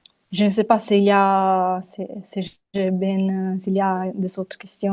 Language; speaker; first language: French; non-native, fluent; Italian